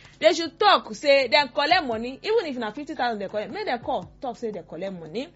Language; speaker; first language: Nigerian Pidgin; non-native, local second language; Yoruba